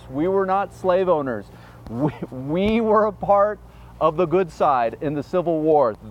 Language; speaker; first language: English; early bilingual, other home language; Dutch